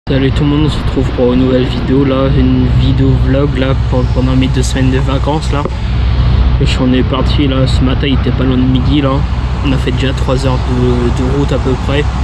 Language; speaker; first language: French; native; French